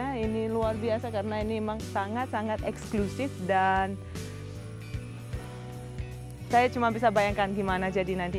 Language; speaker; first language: Indonesian; non-native, fluent; Russian